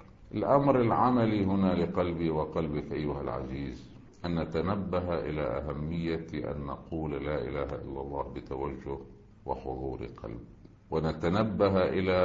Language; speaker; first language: Arabic; native; Arabic